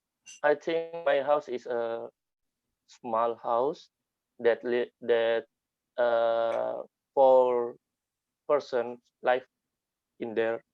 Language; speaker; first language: English; non-native, learner; Indonesian